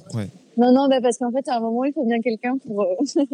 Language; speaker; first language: French; native; French